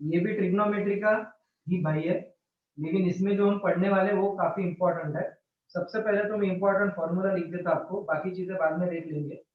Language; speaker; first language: Hindi; non-native, local second language; Marathi